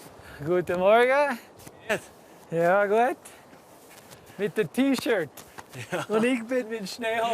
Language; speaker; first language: German; non-native, learner; English